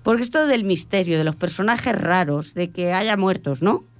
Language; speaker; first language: Spanish; non-native, local second language; Catalan